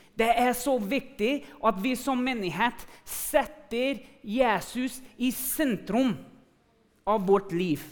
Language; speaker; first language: Norwegian; non-native, fluent; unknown